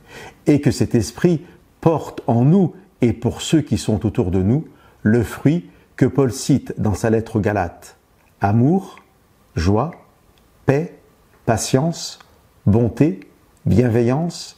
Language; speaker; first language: French; native; French